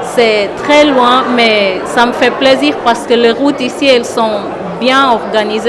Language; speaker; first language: French; non-native, fluent; Portuguese